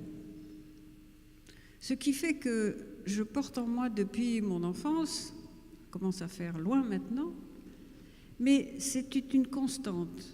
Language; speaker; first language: French; native; French